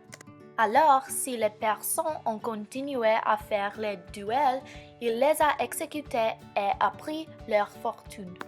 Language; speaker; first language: French; non-native, learner; English